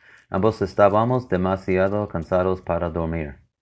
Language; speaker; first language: Spanish; non-native, learner; English